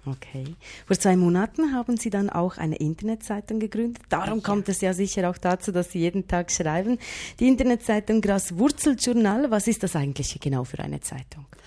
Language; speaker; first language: German; native; German